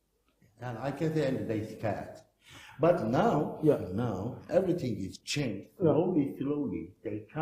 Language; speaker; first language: English; non-native, learner; Turkish